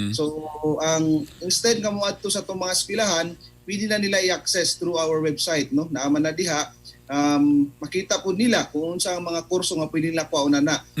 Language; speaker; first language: Cebuano; non-native, local second language; Maranao